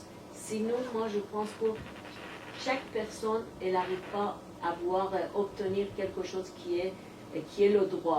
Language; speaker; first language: French; non-native, learner; Persian